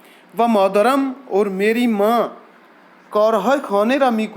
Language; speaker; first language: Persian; non-native, fluent; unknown